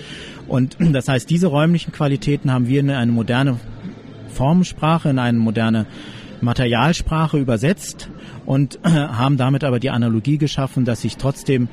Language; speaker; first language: German; native; German